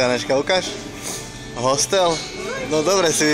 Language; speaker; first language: Slovak; native; Slovak